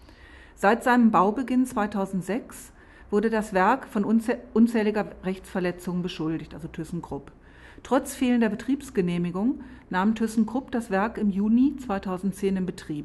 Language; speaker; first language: German; native; German